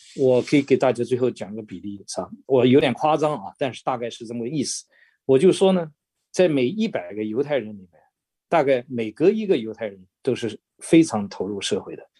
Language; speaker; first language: Chinese; native; Chinese